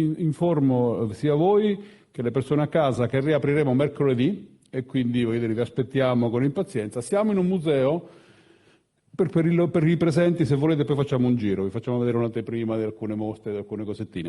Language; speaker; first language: Italian; native; Italian